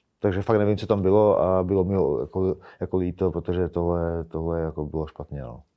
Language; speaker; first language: Czech; native; Czech